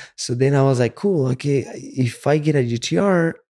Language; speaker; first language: English; non-native, fluent; Spanish